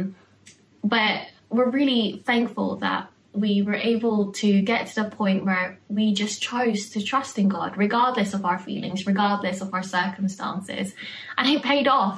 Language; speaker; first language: English; early bilingual, other home language; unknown